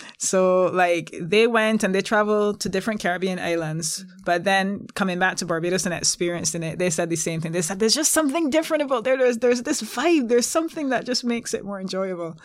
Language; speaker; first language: English; native; English